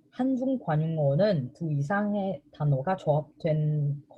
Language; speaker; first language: Korean; non-native, fluent; Chinese